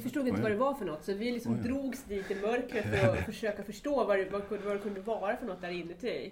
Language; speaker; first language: Swedish; native; Swedish